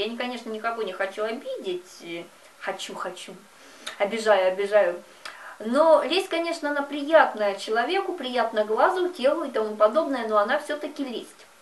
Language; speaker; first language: Russian; native; Russian